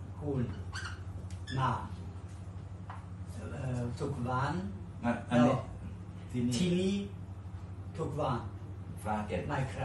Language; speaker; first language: Thai; non-native, learner; German